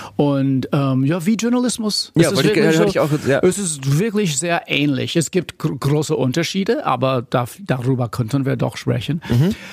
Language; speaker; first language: German; non-native, fluent; English